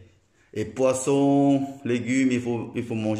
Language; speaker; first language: French; non-native, learner; Thai